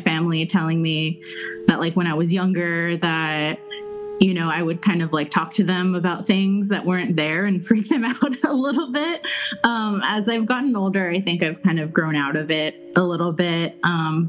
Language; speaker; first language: English; native; English